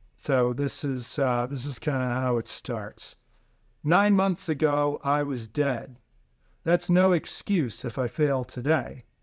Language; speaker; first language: English; native; English